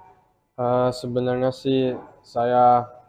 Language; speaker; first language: Indonesian; early bilingual, heritage; English